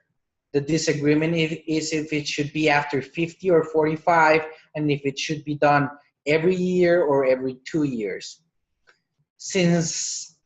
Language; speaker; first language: English; non-native, fluent; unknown